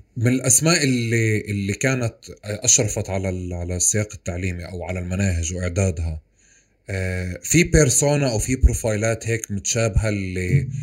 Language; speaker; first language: Arabic; native; Arabic